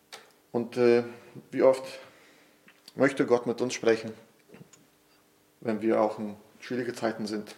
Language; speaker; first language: German; non-native, fluent; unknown